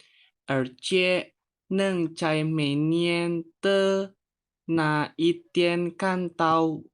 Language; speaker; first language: Chinese; non-native, learner; Indonesian